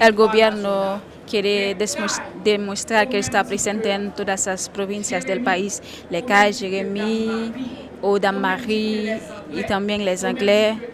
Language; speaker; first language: Spanish; non-native, fluent; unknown